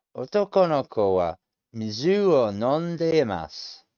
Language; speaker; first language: Japanese; non-native, learner; English